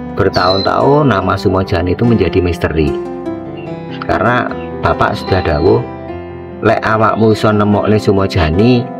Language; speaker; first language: Indonesian; non-native, local second language; Javanese